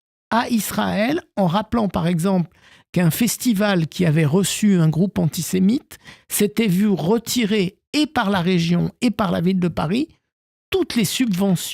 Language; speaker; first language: French; native; French